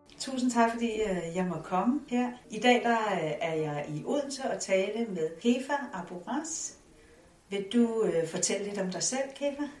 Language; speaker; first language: Danish; native; Danish